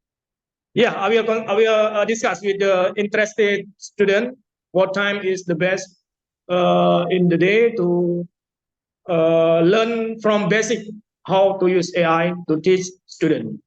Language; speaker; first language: English; non-native, fluent; Indonesian